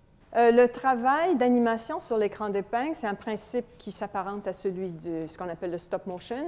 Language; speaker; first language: French; native; French